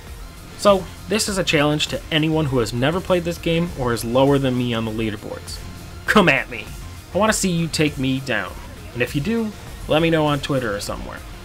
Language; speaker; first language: English; native; English